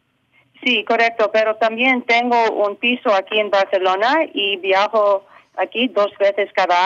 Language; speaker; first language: Spanish; early bilingual, heritage; English